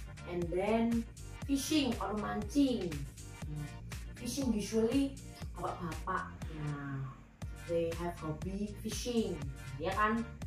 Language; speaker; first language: English; non-native, fluent; Indonesian